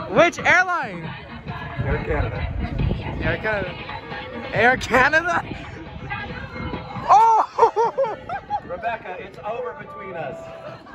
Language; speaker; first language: English; native; English